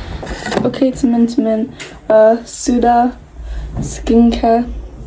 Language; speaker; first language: English; non-native, learner; Indonesian